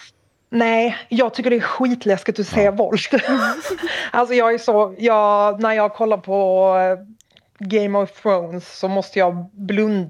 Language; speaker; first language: Swedish; native; Swedish